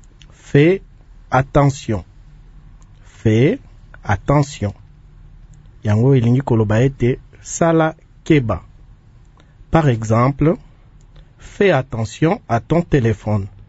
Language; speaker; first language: French; non-native, local second language; Lingala